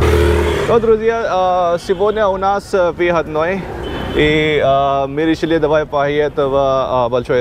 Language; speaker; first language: Russian; non-native, learner; Hindi